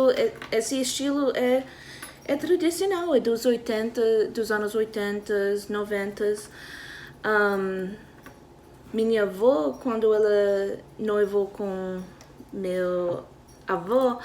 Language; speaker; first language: Portuguese; non-native, fluent; English